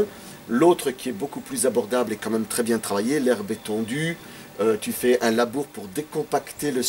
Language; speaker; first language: French; native; French